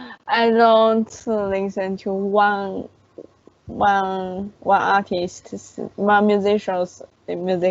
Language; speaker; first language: English; non-native, learner; Chinese